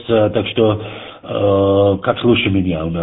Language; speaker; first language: Russian; non-native, learner; German